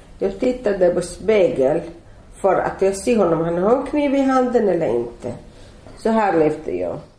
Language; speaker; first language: Swedish; non-native, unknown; Arabic